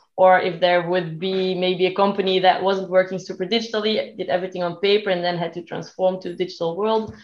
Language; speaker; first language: English; non-native, fluent; Dutch